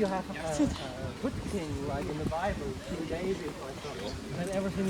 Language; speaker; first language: English; non-native, learner; German